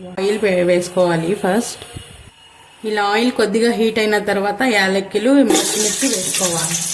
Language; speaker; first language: Telugu; non-native, local second language; Urdu